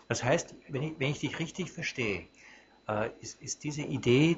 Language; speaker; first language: German; native; German